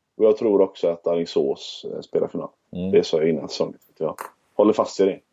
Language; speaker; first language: Swedish; native; Swedish